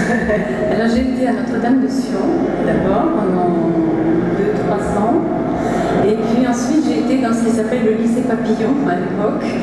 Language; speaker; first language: French; early bilingual, heritage; French